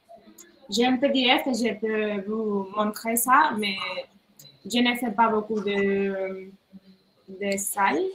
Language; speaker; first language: French; non-native, learner; Spanish